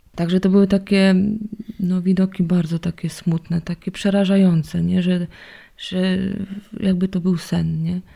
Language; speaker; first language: Polish; native; Polish